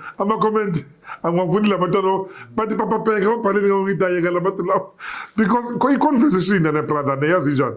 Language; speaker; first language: Zulu; native; Zulu